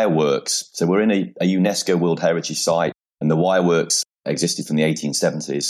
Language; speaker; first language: English; native; English